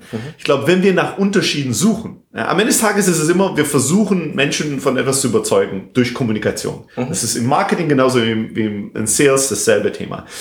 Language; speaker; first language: German; non-native, fluent; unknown